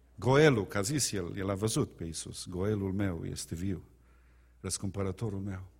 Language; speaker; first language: Romanian; native; Romanian